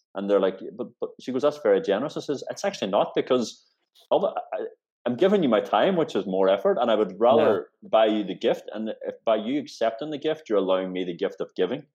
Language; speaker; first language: English; native; English